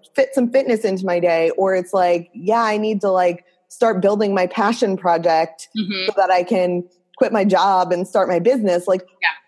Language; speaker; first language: English; non-native, fluent; Portuguese